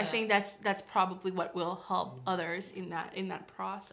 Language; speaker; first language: English; non-native, fluent; Haitian Creole